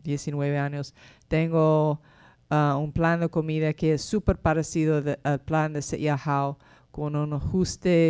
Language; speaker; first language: Spanish; non-native, fluent; English